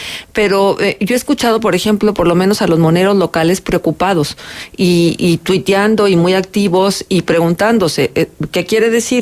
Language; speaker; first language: Spanish; native; Spanish